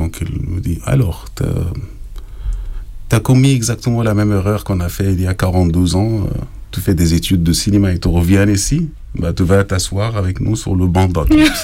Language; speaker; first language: French; non-native, fluent; Arabic